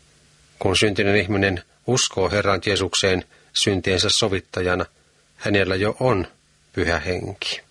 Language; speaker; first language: Finnish; native; Finnish